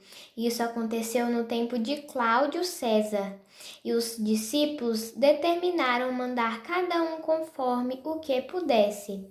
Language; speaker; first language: Portuguese; native; Portuguese